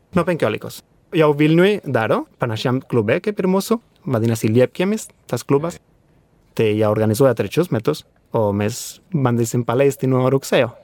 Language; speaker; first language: Lithuanian; non-native, fluent; Spanish